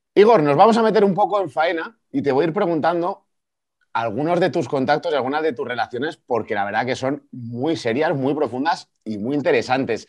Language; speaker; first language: Spanish; native; Spanish